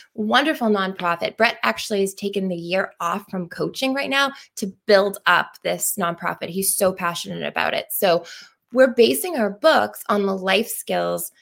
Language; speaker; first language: English; native; English